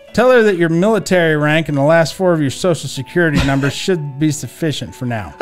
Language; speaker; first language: English; native; English